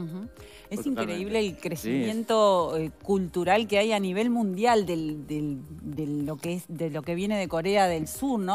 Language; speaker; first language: Spanish; native; Spanish